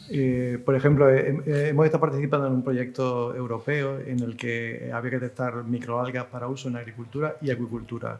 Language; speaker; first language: Spanish; native; Spanish